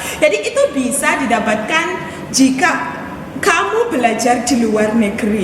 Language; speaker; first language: Indonesian; non-native, fluent; English